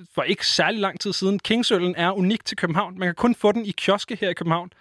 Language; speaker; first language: Danish; native; Danish